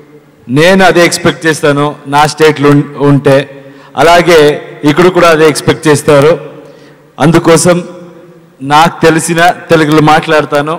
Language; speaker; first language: Telugu; non-native, learner; Kannada